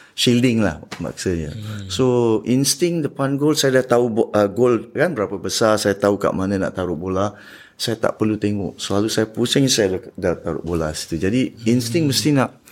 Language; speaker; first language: Malay; native; Malay